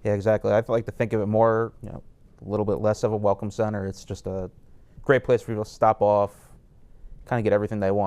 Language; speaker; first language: English; native; English